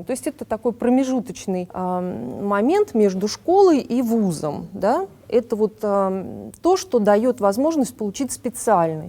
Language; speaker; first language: Russian; native; Russian